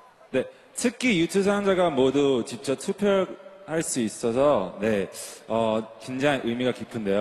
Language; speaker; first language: Korean; non-native, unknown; Chinese